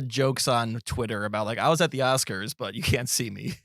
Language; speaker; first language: English; native; English